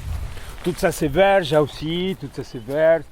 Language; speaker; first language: French; non-native, fluent; Spanish